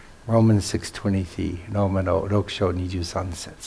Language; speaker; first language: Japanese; non-native, fluent; English